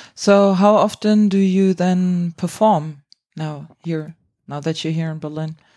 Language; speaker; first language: English; non-native, fluent; German